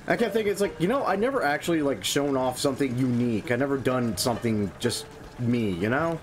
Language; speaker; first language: English; native; English